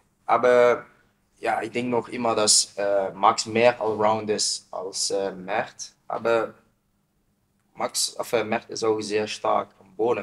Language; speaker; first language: German; non-native, learner; Dutch